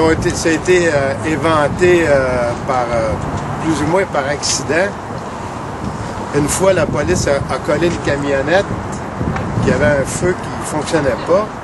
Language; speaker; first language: French; native; French